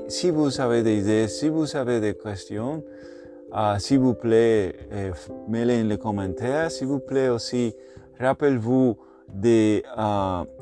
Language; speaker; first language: French; non-native, learner; Spanish